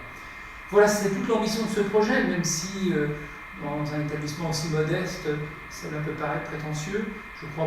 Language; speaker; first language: French; native; French